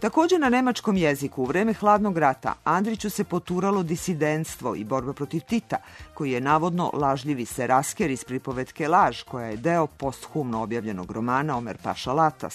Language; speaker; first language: Serbian; native; Serbian